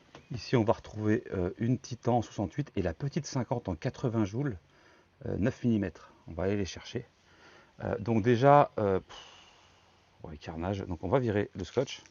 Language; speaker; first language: French; native; French